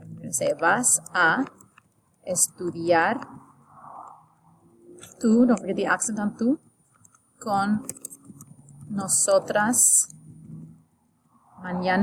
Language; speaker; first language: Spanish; non-native, fluent; English